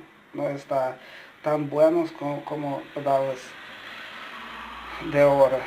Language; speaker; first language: Spanish; non-native, learner; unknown